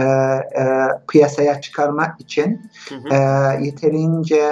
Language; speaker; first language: Turkish; early bilingual, heritage; Turkish